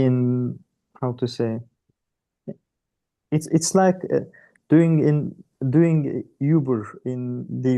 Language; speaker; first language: English; non-native, learner; Turkish